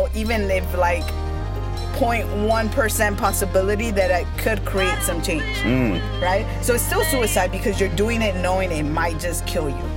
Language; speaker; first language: English; early bilingual, other home language; Spanish